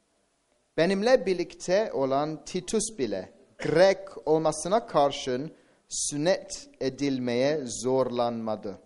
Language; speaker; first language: Turkish; non-native, fluent; English